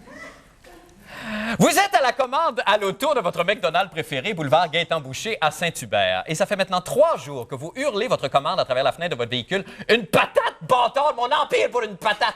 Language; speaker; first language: French; native; French